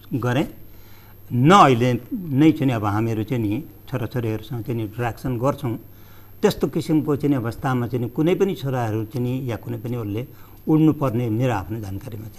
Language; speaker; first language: Nepali; native; Nepali